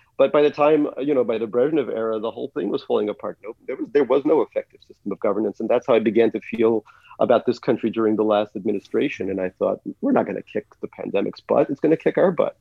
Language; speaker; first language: English; early bilingual, other home language; Russian